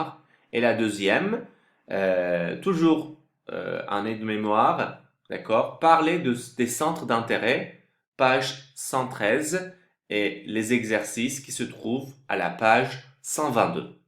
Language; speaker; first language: French; non-native, fluent; Turkish